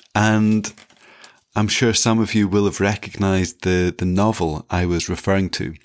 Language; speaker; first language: English; native; English